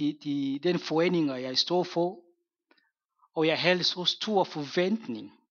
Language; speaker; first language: Danish; non-native, fluent; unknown